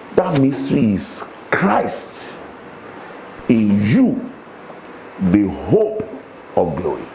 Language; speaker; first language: English; non-native, local second language; Yoruba